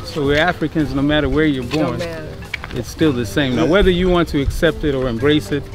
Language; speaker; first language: English; native; English